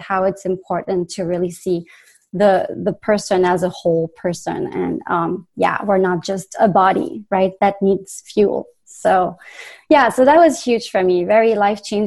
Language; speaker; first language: English; non-native, fluent; French